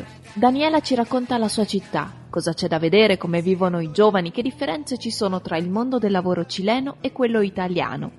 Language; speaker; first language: Italian; native; Italian